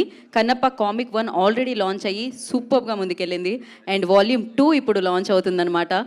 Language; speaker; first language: Telugu; native; Telugu